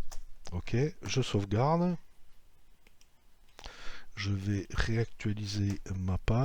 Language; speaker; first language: French; native; French